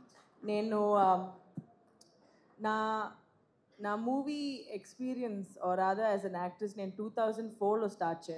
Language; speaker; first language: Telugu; non-native, fluent; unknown